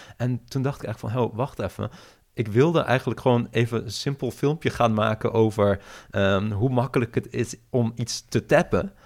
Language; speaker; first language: Dutch; native; Dutch